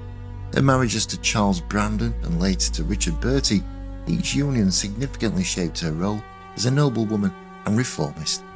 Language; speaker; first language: English; native; English